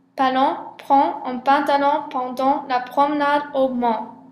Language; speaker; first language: French; non-native, learner; English